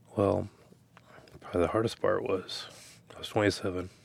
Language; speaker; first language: English; native; English